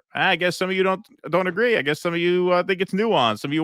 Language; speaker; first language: English; native; English